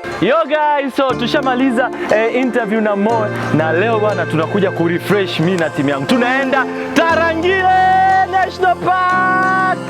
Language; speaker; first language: Swahili; native; Swahili